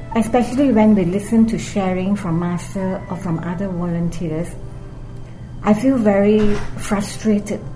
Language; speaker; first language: English; non-native, local second language; Cantonese